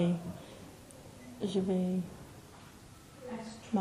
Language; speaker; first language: French; non-native, learner; English